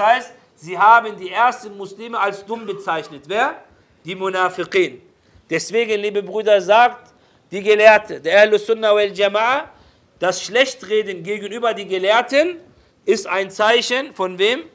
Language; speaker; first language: German; non-native, fluent; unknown